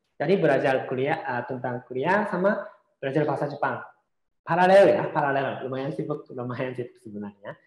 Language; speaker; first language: Indonesian; non-native, fluent; Japanese